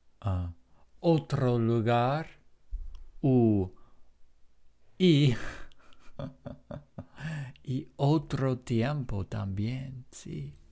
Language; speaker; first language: Spanish; non-native, fluent; English